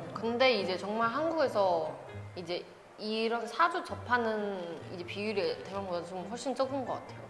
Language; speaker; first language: Korean; non-native, fluent; Chinese